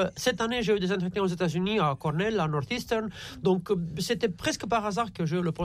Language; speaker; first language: French; non-native, fluent; Romanian